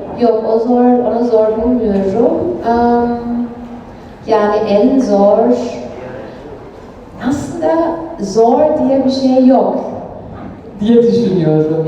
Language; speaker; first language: Turkish; early bilingual, heritage; Turkish